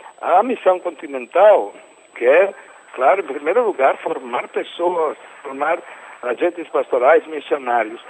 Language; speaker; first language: Portuguese; non-native, fluent; Italian